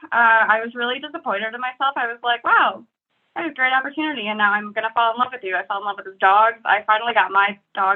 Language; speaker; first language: English; native; English